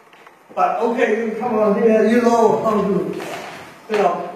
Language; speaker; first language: English; non-native, learner; Chinese